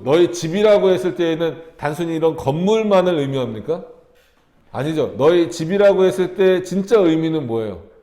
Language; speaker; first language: Korean; native; Korean